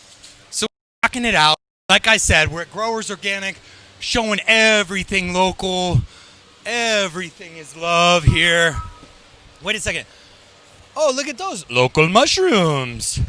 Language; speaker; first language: English; native; English